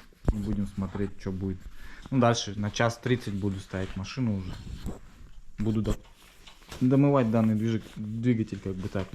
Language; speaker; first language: Russian; native; Russian